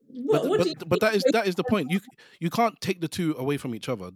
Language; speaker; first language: English; native; English